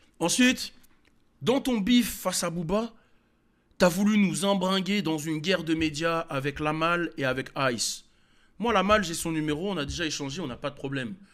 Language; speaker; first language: French; native; French